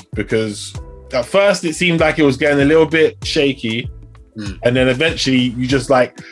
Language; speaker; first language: English; native; English